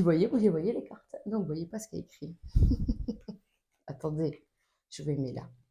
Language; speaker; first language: French; native; French